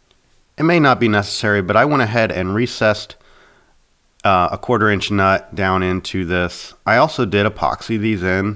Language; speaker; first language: English; native; English